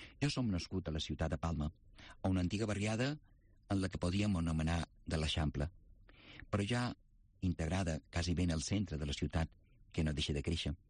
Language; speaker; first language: Catalan; native; Catalan